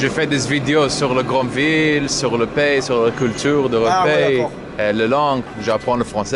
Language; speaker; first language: French; non-native, learner; English